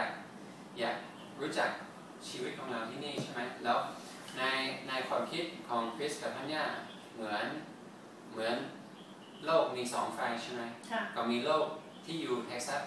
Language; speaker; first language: Thai; non-native, fluent; English